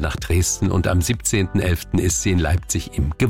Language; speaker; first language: German; native; German